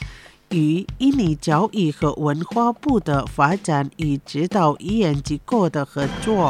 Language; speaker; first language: Chinese; non-native, fluent; Indonesian